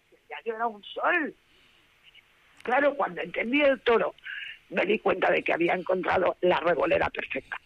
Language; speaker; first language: Spanish; native; Spanish